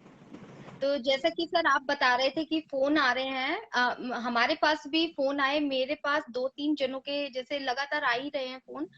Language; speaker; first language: Hindi; native; Hindi